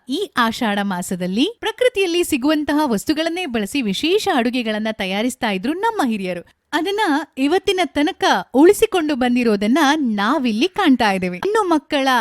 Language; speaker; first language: Kannada; native; Kannada